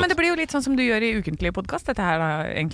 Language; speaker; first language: Norwegian; native; Norwegian